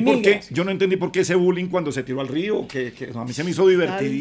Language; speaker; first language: Spanish; native; Spanish